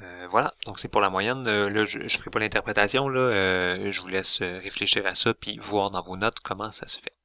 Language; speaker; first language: French; native; French